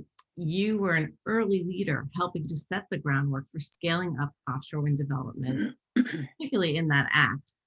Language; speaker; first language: English; native; English